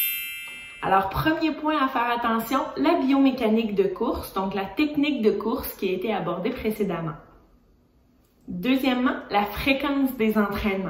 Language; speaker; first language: French; native; French